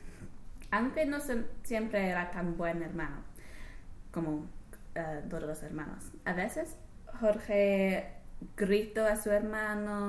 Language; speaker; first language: Spanish; non-native, learner; English